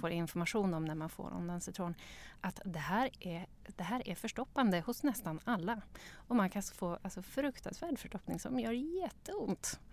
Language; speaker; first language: Swedish; native; Swedish